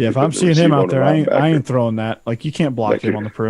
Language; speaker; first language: English; native; English